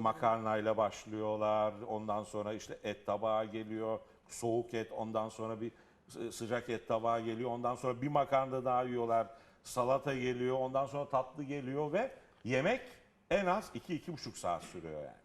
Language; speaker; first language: Turkish; non-native, fluent; Italian